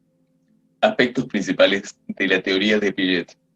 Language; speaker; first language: Spanish; native; Spanish